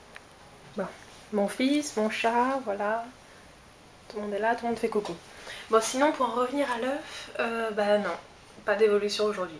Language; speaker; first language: French; native; French